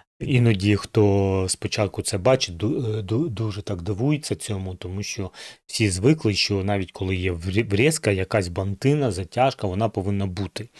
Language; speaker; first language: Ukrainian; non-native, local second language; Russian